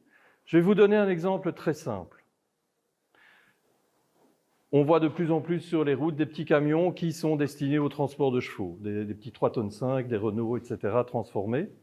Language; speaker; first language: French; native; French